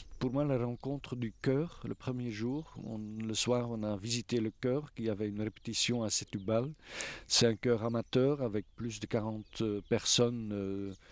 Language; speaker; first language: French; non-native, local second language; Dutch